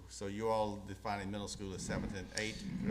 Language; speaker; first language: English; native; English